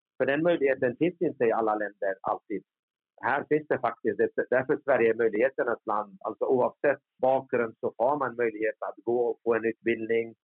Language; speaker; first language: Swedish; early bilingual, other home language; Turoyo